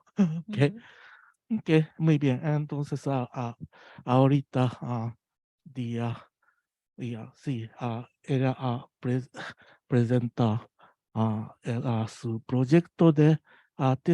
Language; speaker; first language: Spanish; non-native, learner; Japanese